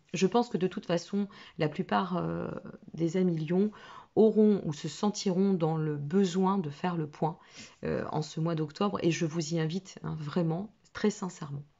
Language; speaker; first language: French; native; French